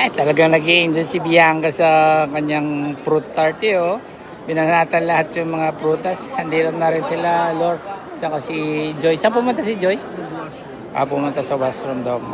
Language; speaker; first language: Filipino; native; Filipino